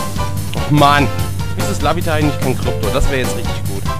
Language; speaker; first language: German; native; German